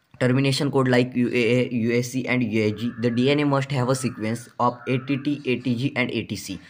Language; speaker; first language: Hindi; non-native, local second language; Marathi